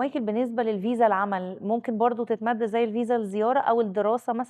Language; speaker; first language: Arabic; native; Arabic